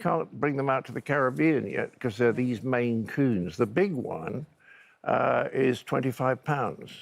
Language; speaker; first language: English; native; English